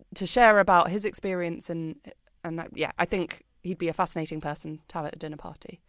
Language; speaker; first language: English; native; English